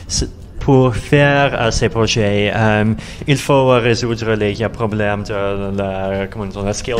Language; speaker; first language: French; non-native, learner; Russian